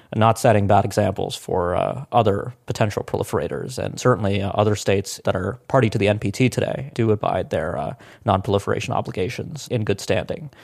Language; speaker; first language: English; non-native, local second language; Hindi